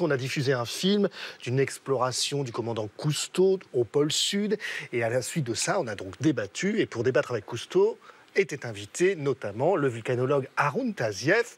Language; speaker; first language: French; native; French